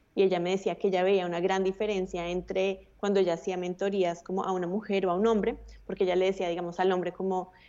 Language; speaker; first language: Spanish; native; Spanish